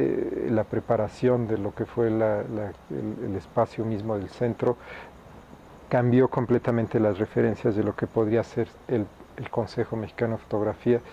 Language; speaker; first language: Spanish; native; Spanish